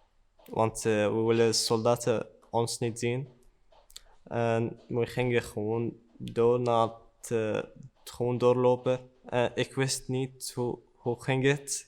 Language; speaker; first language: Dutch; early bilingual, other home language; Arabic